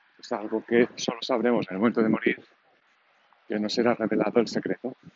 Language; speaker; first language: Spanish; non-native, local second language; Catalan